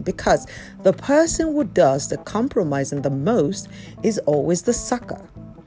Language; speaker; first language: English; non-native, local second language; Yoruba